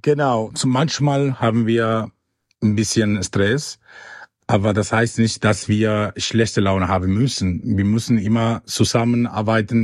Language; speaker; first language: German; non-native, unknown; Spanish